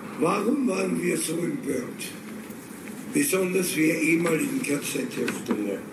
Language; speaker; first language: German; native; German